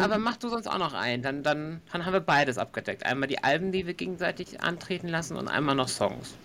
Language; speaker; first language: German; native; German